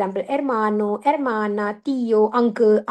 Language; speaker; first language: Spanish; non-native, fluent; Hindi